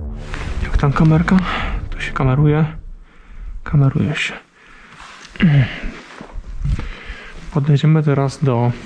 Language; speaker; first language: Polish; native; Polish